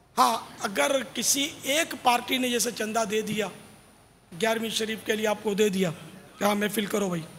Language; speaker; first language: Urdu; native; Urdu